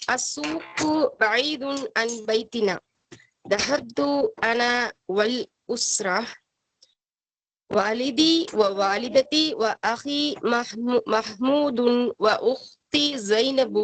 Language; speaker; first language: Arabic; non-native, learner; Tamil